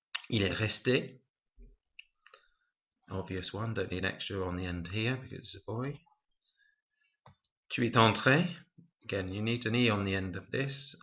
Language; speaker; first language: English; native; English